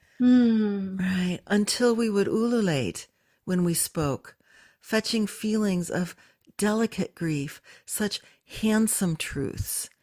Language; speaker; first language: English; native; English